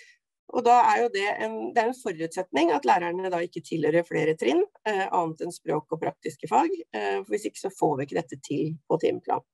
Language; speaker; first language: Norwegian; native; Norwegian